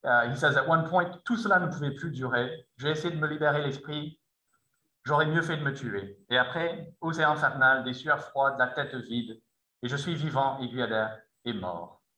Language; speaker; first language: French; non-native, fluent; English